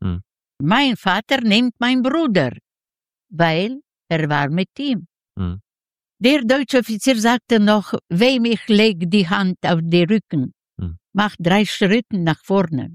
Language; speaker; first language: German; non-native, learner; Yiddish